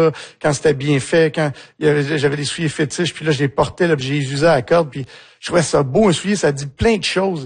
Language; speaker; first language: French; native; French